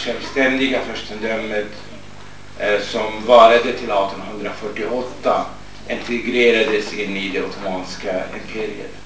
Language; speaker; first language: Swedish; non-native, fluent; Kurdish